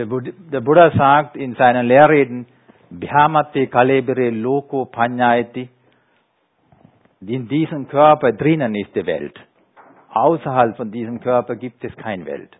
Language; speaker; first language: German; non-native, fluent; Sinhala